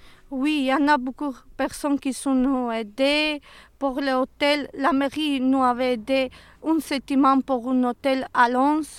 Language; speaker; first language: French; non-native, learner; Serbian